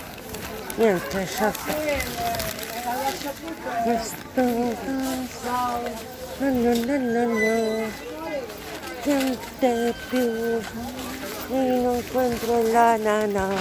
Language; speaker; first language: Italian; non-native, learner; Spanish